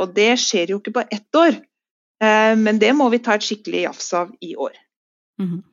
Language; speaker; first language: Norwegian; native; Norwegian